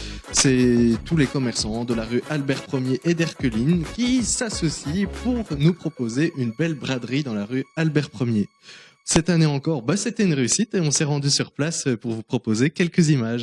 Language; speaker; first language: French; native; French